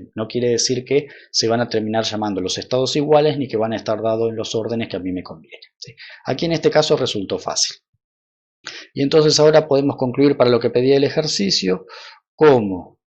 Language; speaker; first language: Spanish; native; Spanish